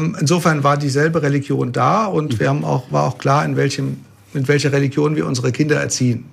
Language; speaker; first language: German; native; German